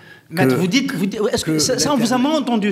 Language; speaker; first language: French; non-native, local second language; Arabic